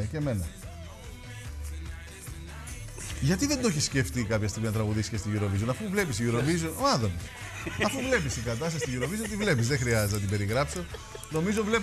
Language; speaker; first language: Greek; native; Greek